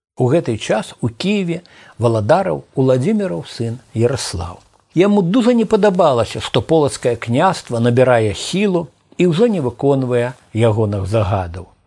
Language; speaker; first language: Belarusian; native; Belarusian